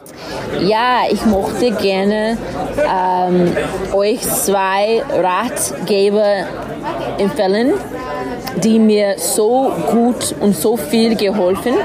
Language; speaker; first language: German; non-native, learner; English